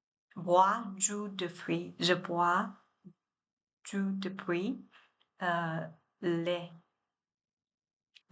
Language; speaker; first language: French; non-native, learner; Chinese